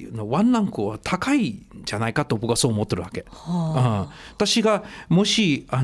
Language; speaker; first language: Japanese; non-native, fluent; Chinese